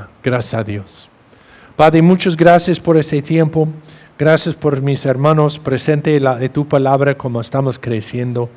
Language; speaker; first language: Spanish; non-native, fluent; English